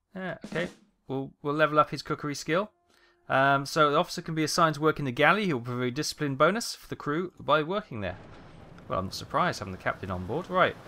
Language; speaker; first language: English; native; English